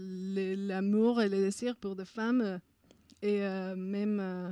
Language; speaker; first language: French; non-native, fluent; Spanish